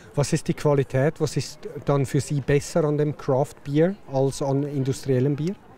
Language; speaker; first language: German; native; German